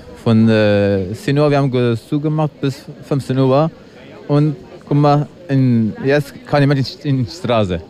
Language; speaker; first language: German; non-native, learner; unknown